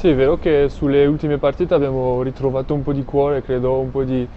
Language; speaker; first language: Italian; non-native, fluent; French